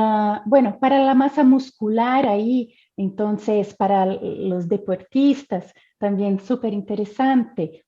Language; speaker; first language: Spanish; non-native, fluent; Portuguese